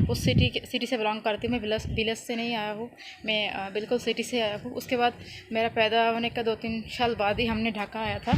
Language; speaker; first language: Urdu; non-native, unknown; Bangla